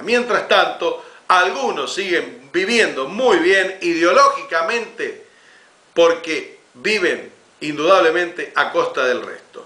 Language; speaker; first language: Spanish; native; Spanish